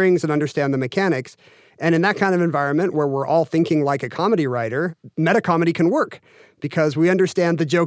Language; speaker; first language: English; native; English